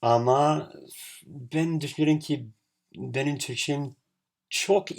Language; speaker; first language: Turkish; non-native, learner; English